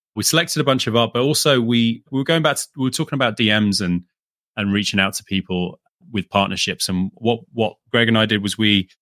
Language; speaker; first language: English; native; English